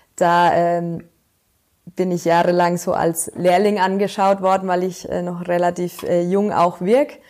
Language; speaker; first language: German; native; German